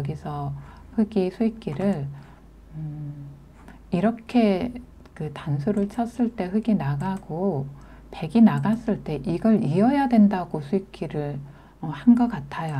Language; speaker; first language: Korean; native; Korean